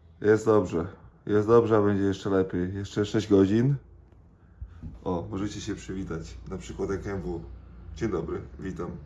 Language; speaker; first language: Polish; native; Polish